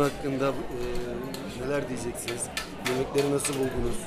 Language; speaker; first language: Turkish; native; Turkish